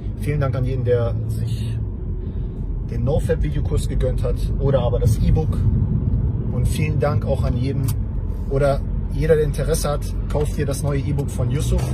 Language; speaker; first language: German; native; German